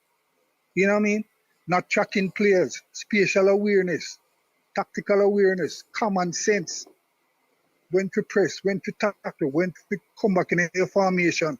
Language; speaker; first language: English; non-native, local second language; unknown